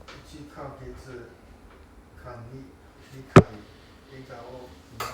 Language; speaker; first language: Japanese; non-native, learner; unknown